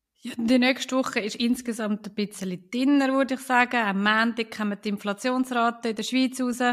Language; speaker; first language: German; native; German